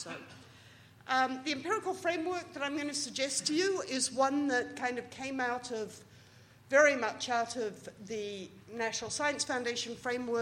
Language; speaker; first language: English; native; English